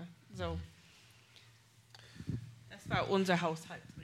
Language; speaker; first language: German; non-native, fluent; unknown